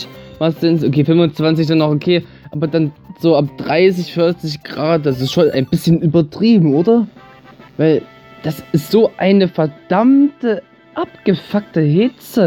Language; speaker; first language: German; native; German